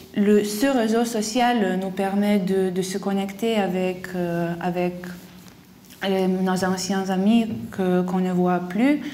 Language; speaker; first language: French; non-native, fluent; Lithuanian